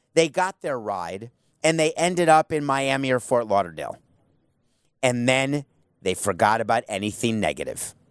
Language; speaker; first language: English; native; English